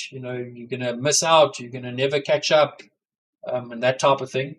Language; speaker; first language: English; native; English